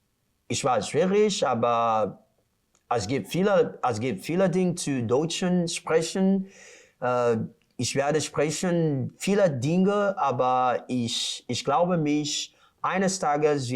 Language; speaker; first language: German; non-native, learner; Portuguese